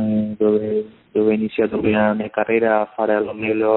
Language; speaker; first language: Italian; non-native, learner; Spanish